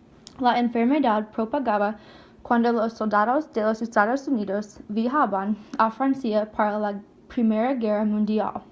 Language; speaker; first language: Spanish; non-native, learner; English